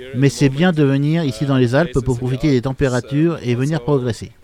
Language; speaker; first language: French; non-native, fluent; German